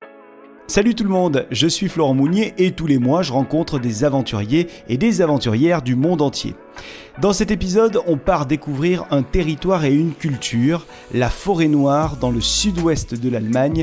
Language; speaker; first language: French; native; French